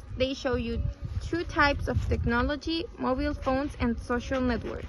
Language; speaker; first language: English; non-native, fluent; Spanish